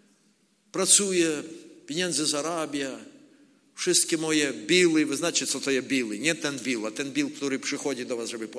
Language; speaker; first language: Polish; non-native, learner; Ukrainian